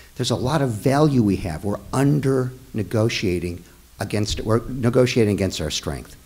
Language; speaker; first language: English; native; English